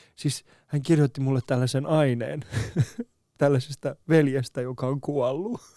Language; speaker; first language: Finnish; early bilingual, other home language; Persian